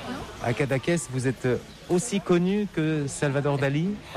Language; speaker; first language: French; native; French